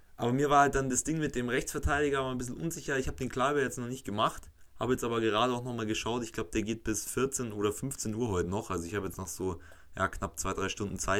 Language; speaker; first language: German; native; German